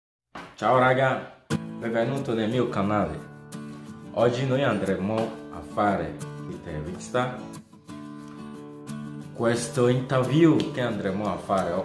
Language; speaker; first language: Italian; non-native, fluent; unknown